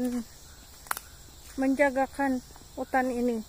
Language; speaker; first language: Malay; non-native, learner; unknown